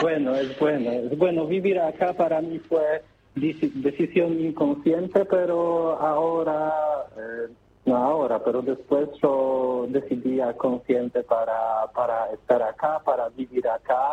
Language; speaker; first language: Spanish; non-native, learner; Polish